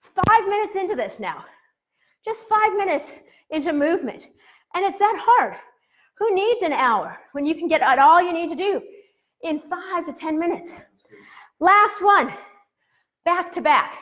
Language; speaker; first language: English; native; English